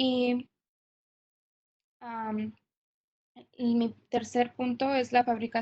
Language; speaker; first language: Spanish; non-native, fluent; English